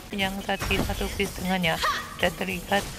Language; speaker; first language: Indonesian; native; Indonesian